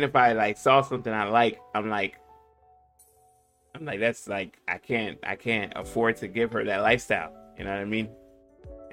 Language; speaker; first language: English; native; English